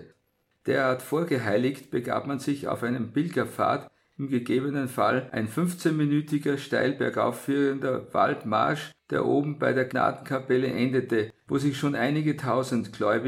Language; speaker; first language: German; native; German